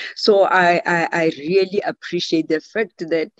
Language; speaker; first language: English; non-native, local second language; Tswana